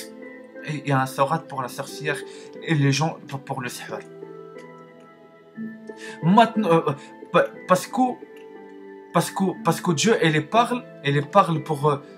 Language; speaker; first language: French; non-native, learner; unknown